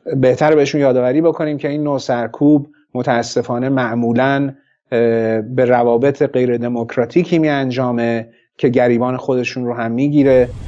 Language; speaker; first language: Persian; non-native, local second language; Central Kurdish